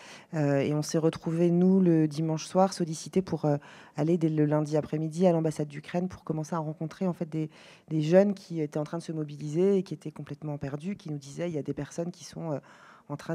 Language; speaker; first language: French; native; French